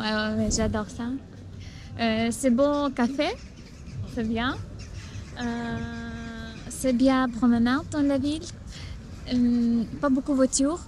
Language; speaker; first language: French; non-native, learner; Ukrainian